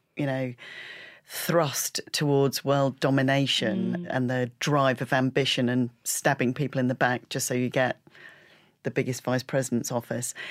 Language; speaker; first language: English; native; English